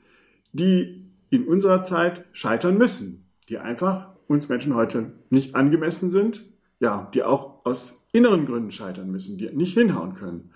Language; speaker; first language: German; native; German